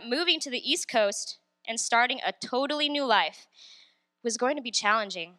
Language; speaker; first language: English; native; English